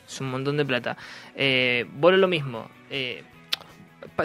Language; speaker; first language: Spanish; native; Spanish